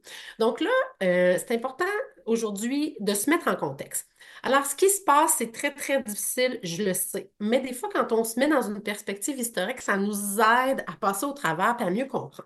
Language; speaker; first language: French; native; French